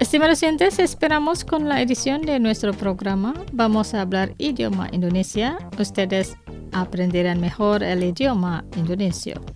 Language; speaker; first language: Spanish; non-native, fluent; Indonesian